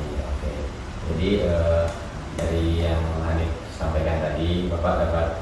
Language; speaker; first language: Indonesian; native; Indonesian